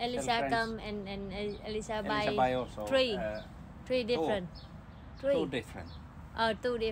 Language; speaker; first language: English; non-native, learner; Vietnamese